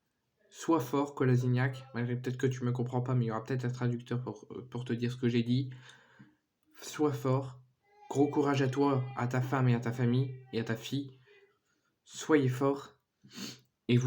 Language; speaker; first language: French; native; French